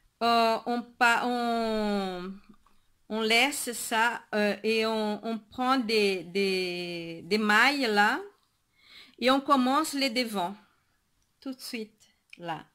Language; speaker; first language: French; non-native, fluent; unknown